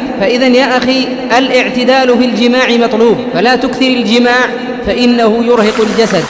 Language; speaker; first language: Arabic; native; Arabic